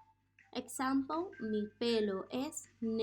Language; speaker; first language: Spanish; non-native, fluent; English